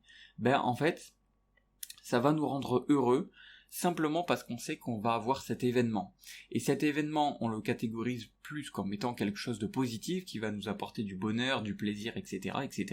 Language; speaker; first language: French; native; French